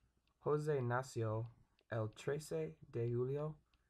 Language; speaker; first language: Spanish; non-native, learner; English